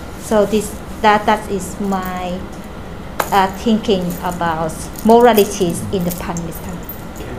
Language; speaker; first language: English; non-native, learner; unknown